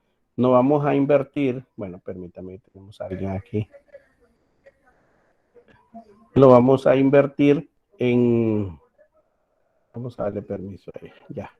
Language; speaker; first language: Spanish; native; Spanish